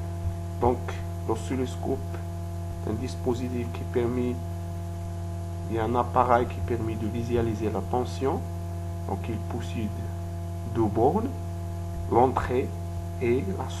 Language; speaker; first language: French; non-native, local second language; Arabic